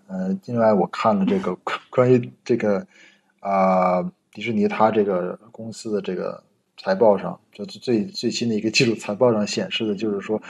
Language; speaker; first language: Chinese; native; Chinese